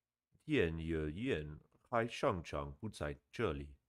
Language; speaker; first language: Chinese; non-native, learner; English